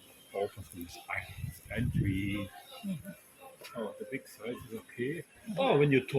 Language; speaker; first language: English; non-native, learner; German